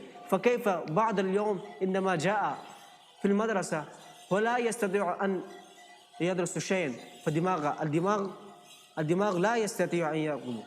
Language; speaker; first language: Arabic; non-native, learner; Urdu